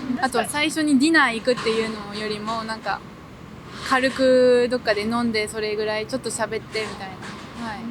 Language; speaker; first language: Japanese; early bilingual, heritage; Japanese